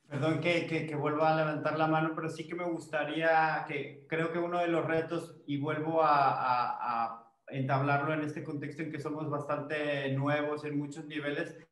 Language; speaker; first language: Spanish; native; Spanish